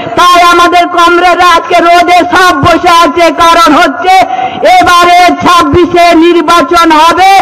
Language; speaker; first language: Bangla; non-native, local second language; Santali